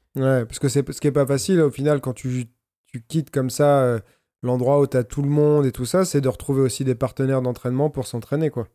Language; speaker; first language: French; native; French